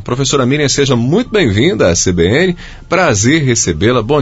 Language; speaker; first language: Portuguese; native; Portuguese